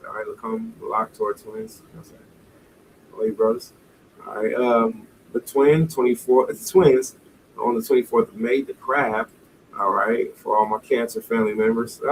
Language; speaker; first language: English; native; English